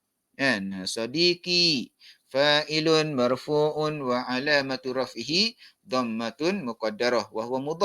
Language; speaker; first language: Arabic; non-native, fluent; Malay